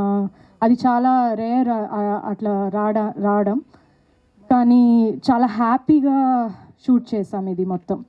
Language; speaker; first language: Telugu; non-native, local second language; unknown